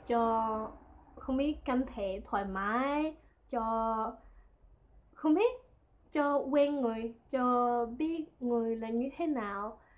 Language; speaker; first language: Vietnamese; non-native, learner; French